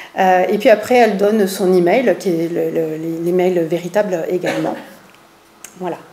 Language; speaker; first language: French; native; French